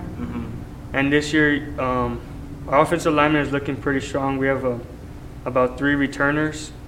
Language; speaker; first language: English; native; English